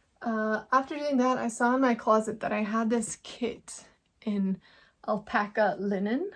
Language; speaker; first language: English; non-native, fluent; Norwegian